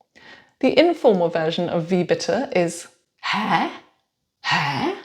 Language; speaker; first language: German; non-native, fluent; English